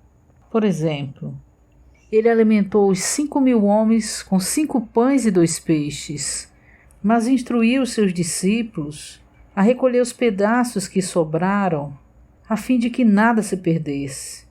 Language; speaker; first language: Portuguese; native; Portuguese